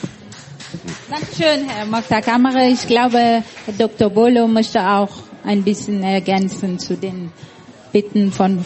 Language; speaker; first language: German; non-native, fluent; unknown